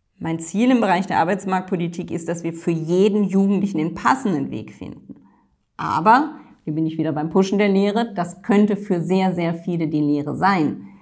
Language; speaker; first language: German; native; German